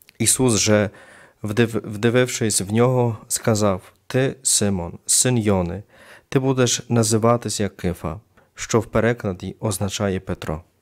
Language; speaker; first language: Ukrainian; native; Ukrainian